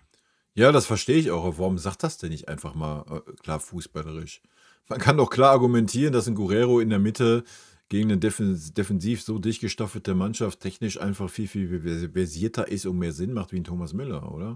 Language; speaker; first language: German; native; German